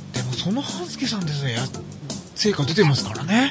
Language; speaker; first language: Japanese; native; Japanese